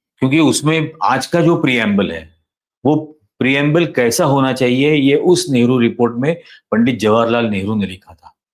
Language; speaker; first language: Hindi; non-native, local second language; Marathi